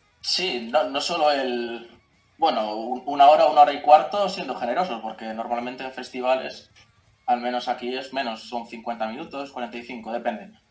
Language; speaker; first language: Spanish; native; Spanish